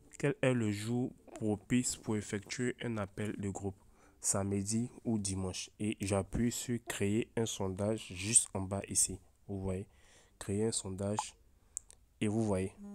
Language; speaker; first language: French; native; French